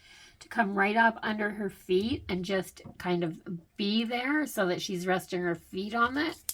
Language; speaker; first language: English; native; English